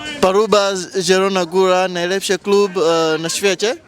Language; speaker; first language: Polish; non-native, learner; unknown